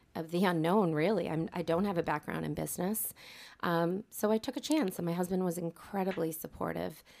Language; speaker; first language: English; native; English